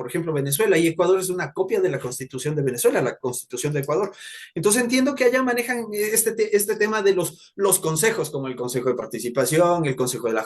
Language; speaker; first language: Spanish; native; Spanish